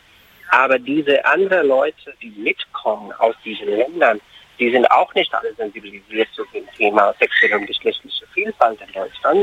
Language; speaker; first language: German; non-native, fluent; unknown